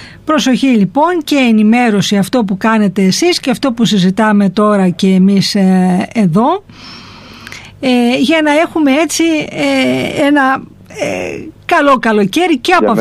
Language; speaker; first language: Greek; native; Greek